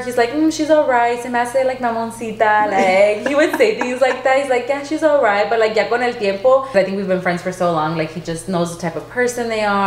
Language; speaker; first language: English; early bilingual, other home language; Spanish